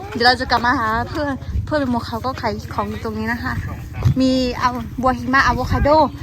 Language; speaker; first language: Thai; non-native, local second language; Karen languages